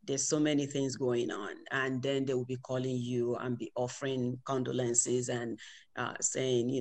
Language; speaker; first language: English; non-native, local second language; Yoruba